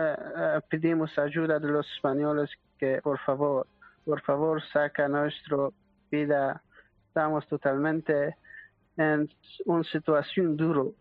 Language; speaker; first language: Spanish; non-native, learner; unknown